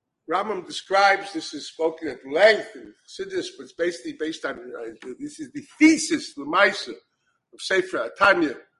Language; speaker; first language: English; native; English